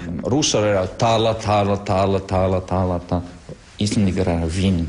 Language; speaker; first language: Icelandic; non-native, learner; Russian